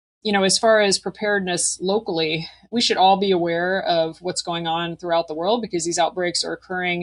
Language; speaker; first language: English; native; English